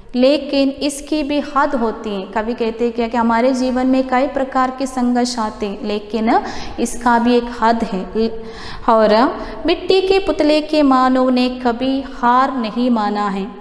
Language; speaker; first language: Hindi; non-native, local second language; Malayalam